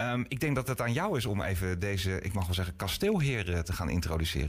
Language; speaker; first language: Dutch; native; Dutch